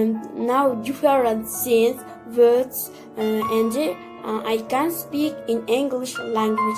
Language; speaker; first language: English; non-native, learner; Kyrgyz